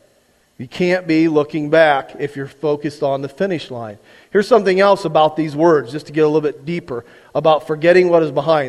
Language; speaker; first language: English; native; English